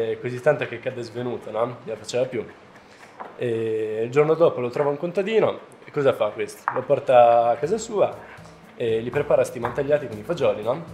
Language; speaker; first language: Italian; native; Italian